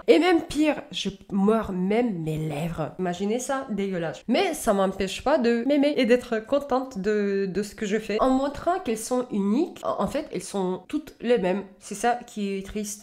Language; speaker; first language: French; native; French